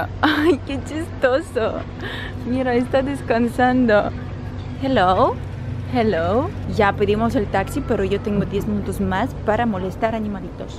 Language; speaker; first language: Spanish; non-native, fluent; Russian